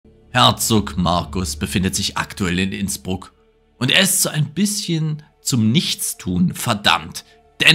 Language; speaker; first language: German; native; German